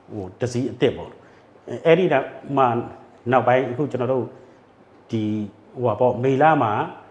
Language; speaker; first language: Burmese; native; Burmese